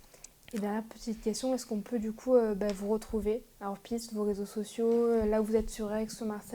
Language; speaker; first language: French; native; French